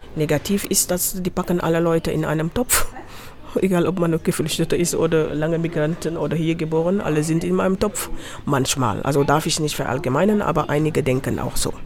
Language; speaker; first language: German; non-native, fluent; Wolof